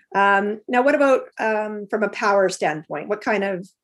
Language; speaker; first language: English; native; English